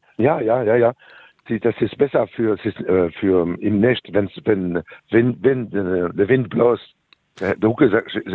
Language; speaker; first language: German; non-native, learner; French